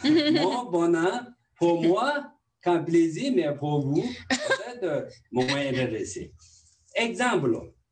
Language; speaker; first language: French; non-native, learner; Tibetan